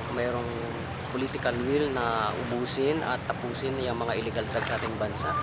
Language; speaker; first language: Filipino; native; Filipino